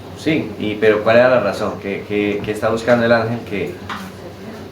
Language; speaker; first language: Spanish; native; Spanish